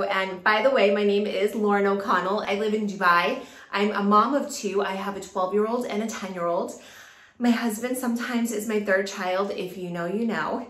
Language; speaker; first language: English; native; English